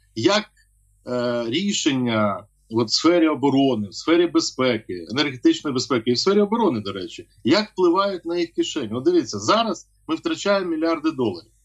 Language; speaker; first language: Ukrainian; native; Ukrainian